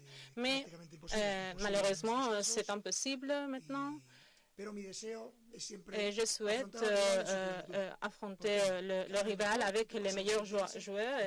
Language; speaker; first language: French; non-native, fluent; Spanish